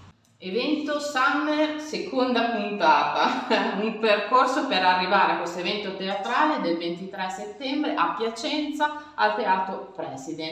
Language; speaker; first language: Italian; native; Italian